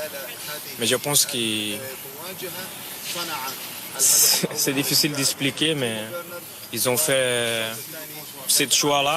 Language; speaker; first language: French; non-native, fluent; Portuguese